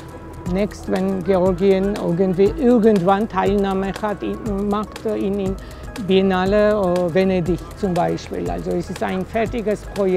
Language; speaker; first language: German; non-native, learner; Georgian